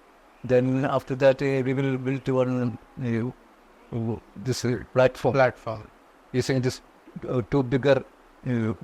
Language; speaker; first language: English; non-native, local second language; Konkani